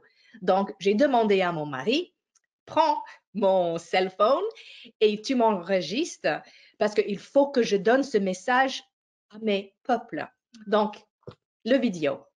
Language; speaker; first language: French; non-native, fluent; English